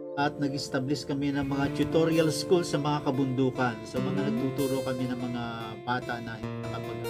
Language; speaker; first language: Filipino; native; Filipino